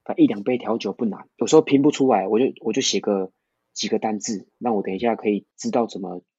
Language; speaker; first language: Chinese; non-native, local second language; Min Nan Chinese